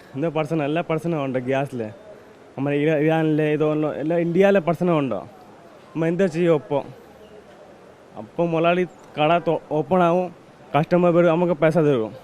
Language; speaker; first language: Malayalam; non-native, learner; Hindi